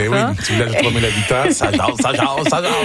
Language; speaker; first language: French; native; French